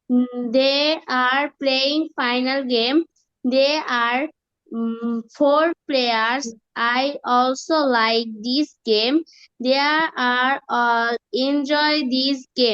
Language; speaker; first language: English; non-native, learner; Bangla